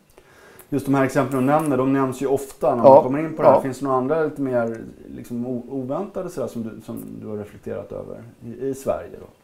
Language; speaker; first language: Swedish; native; Swedish